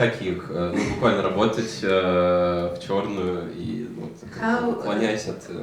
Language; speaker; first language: Russian; native; Russian